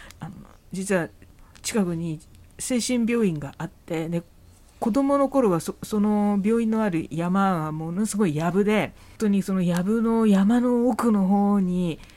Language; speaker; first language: Japanese; native; Japanese